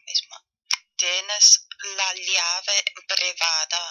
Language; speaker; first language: Spanish; non-native, fluent; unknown